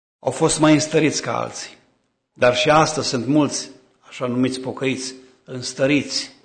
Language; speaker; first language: Romanian; native; Romanian